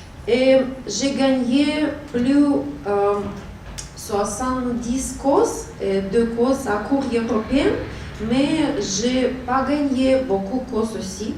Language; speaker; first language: French; non-native, learner; Russian